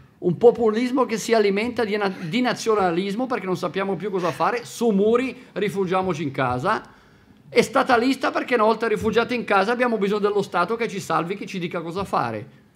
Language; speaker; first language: Italian; native; Italian